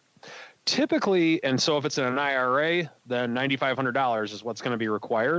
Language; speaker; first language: English; native; English